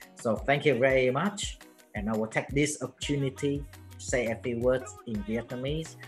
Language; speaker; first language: English; non-native, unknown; Vietnamese